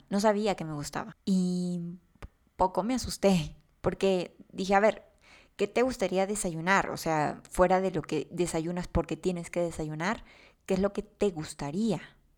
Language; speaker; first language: Spanish; native; Spanish